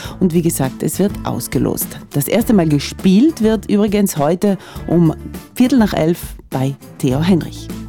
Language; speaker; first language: German; native; German